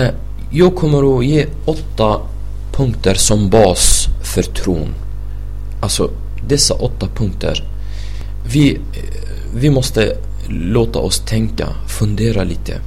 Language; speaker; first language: Swedish; non-native, fluent; Arabic